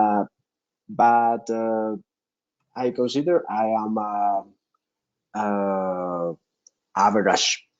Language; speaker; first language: English; non-native, local second language; Spanish